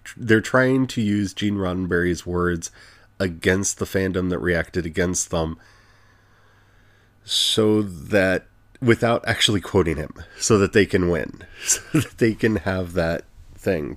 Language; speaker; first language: English; native; English